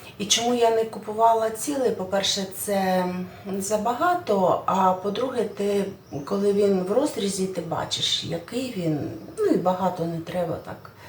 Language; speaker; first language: Ukrainian; non-native, local second language; Russian